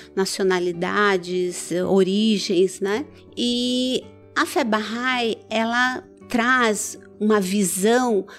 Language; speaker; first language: Portuguese; early bilingual, other home language; Persian